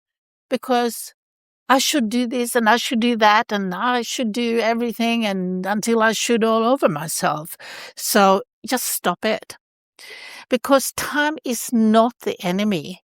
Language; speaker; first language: English; non-native, fluent; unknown